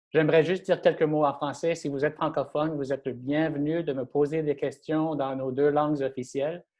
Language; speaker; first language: French; non-native, local second language; English